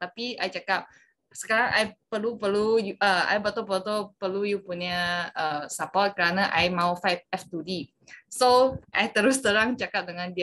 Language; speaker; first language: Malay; non-native, local second language; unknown